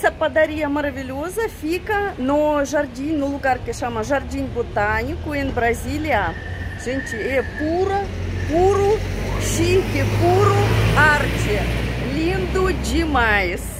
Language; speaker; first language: Portuguese; non-native, fluent; Russian